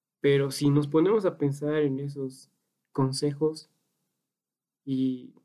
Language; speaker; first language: Spanish; native; Spanish